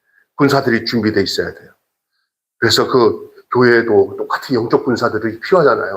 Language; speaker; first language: Korean; native; Korean